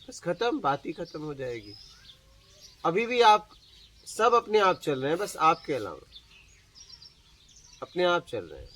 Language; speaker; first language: Hindi; native; Hindi